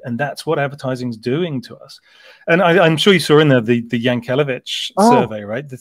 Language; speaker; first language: English; native; English